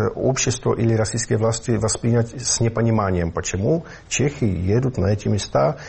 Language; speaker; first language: Russian; non-native, fluent; Czech